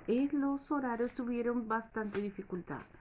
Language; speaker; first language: Spanish; non-native, fluent; Portuguese